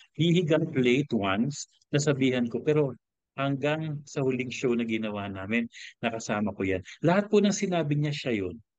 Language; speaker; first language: Filipino; native; Filipino